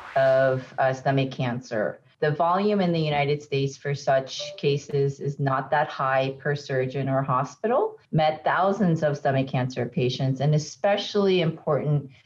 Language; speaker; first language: English; native; English